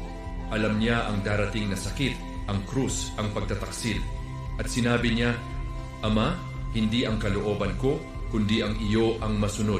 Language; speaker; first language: Filipino; native; Filipino